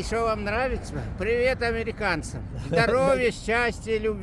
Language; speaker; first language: Russian; native; Russian